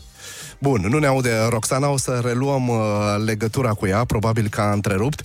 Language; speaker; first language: Romanian; native; Romanian